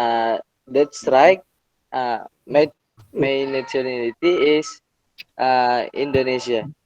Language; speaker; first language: English; non-native, learner; Indonesian